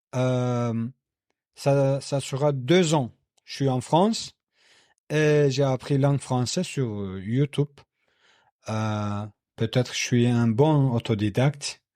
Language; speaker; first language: French; non-native, learner; Kurdish